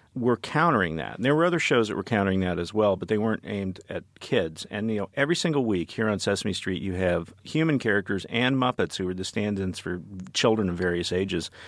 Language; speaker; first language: English; native; English